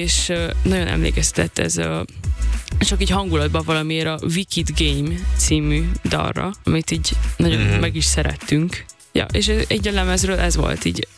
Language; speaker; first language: Hungarian; native; Hungarian